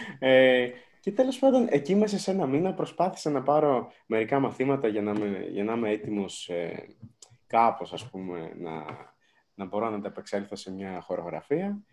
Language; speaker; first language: Greek; early bilingual, other home language; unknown